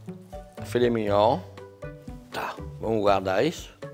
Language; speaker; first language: Portuguese; non-native, fluent; French